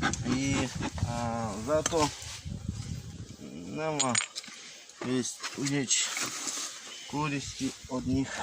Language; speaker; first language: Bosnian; non-native, learner; Russian